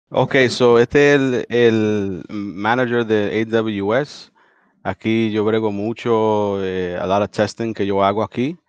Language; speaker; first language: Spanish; early bilingual, heritage; Spanish